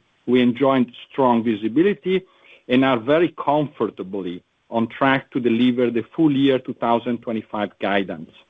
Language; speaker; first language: English; non-native, fluent; Italian